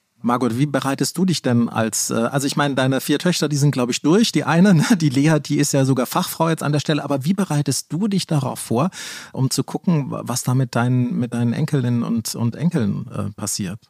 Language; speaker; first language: German; native; German